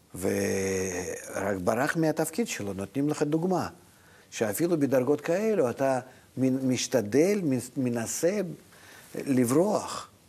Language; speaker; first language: Hebrew; non-native, fluent; Russian